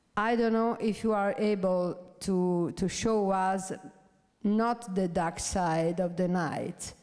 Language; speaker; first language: English; non-native, fluent; Italian